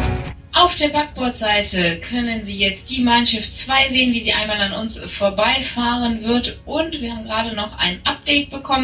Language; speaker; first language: German; native; German